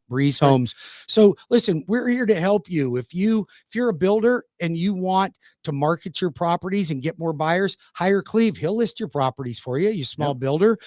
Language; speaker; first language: English; native; English